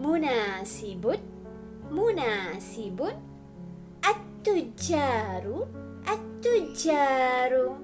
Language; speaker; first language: Arabic; non-native, fluent; Malay